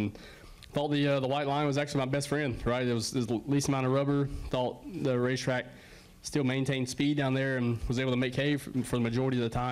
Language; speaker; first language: English; native; English